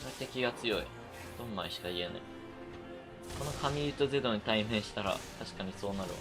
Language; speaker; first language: Japanese; native; Japanese